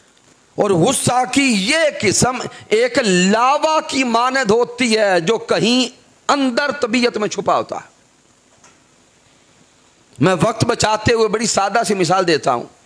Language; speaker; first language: Urdu; native; Urdu